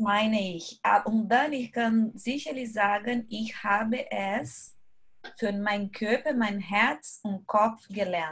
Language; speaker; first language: German; non-native, learner; Portuguese